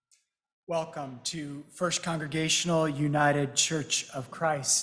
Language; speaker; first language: English; native; English